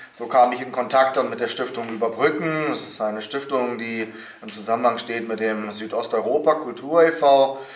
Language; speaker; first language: German; native; German